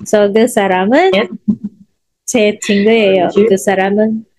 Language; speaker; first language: Korean; non-native, fluent; Filipino